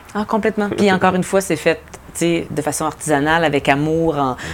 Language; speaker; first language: French; native; French